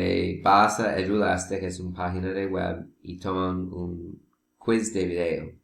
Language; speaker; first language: Spanish; non-native, learner; English